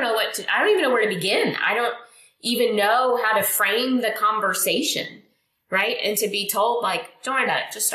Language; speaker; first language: English; non-native, fluent; Indonesian